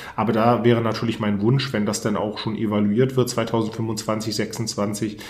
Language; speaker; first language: German; native; German